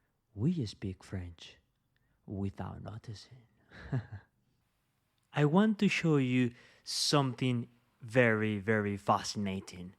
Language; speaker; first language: English; non-native, fluent; Spanish